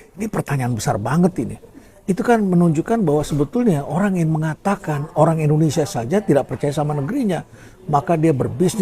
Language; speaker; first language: Indonesian; native; Indonesian